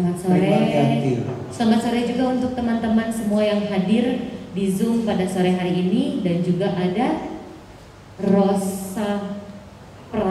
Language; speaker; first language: Indonesian; native; Indonesian